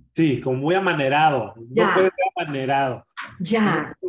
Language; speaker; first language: Spanish; native; Spanish